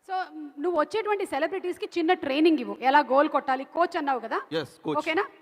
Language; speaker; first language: Telugu; native; Telugu